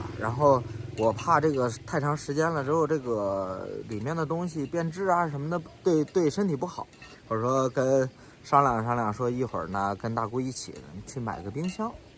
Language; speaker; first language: Chinese; native; Chinese